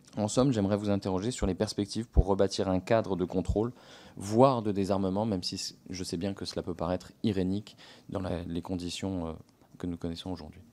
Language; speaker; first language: French; native; French